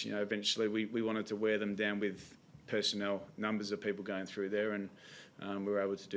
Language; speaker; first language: English; native; English